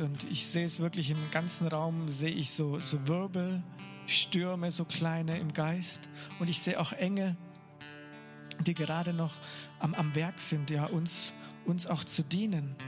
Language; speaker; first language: German; native; German